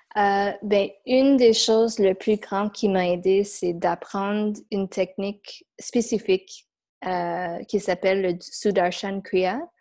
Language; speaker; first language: French; non-native, fluent; English